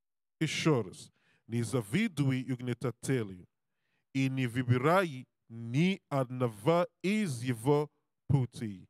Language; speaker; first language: Russian; non-native, learner; English